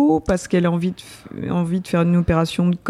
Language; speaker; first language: French; native; French